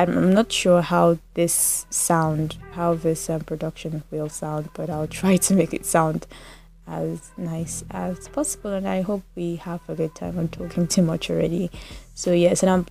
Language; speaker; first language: English; non-native, local second language; Yoruba